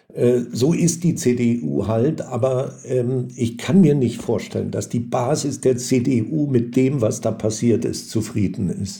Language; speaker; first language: German; native; German